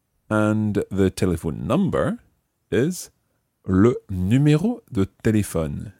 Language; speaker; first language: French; non-native, fluent; English